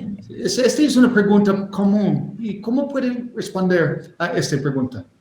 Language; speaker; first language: Spanish; non-native, learner; English